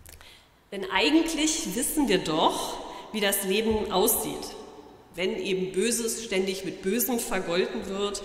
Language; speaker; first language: German; native; German